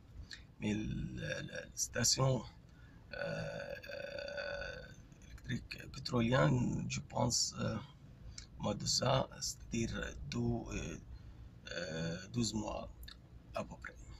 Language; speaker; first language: French; non-native, fluent; Arabic